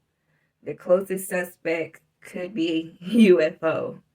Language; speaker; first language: English; native; English